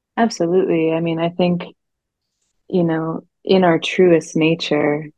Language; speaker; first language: English; native; English